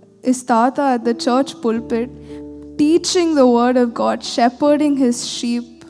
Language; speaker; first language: English; early bilingual, other home language; Tamil